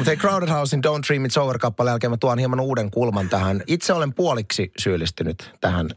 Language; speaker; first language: Finnish; native; Finnish